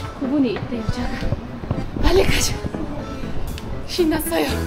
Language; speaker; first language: Korean; non-native, fluent; Uzbek